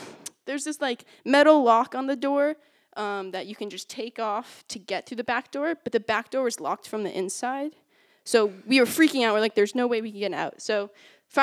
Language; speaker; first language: English; native; English